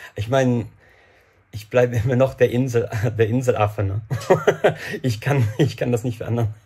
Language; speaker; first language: German; non-native, fluent; English